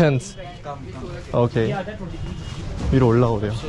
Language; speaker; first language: English; non-native, learner; Korean